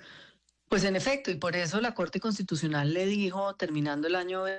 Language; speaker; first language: Spanish; native; Spanish